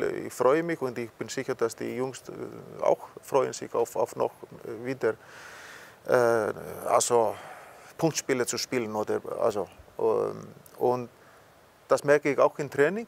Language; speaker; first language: German; non-native, fluent; Icelandic